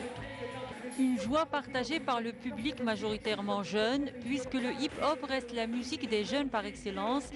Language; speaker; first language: French; non-native, local second language; Arabic